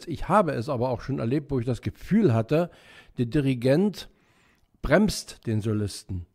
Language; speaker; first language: German; native; German